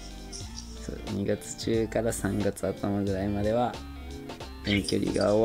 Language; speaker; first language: Japanese; native; Japanese